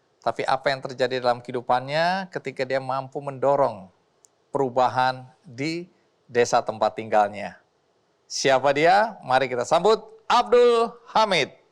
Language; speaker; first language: Indonesian; native; Indonesian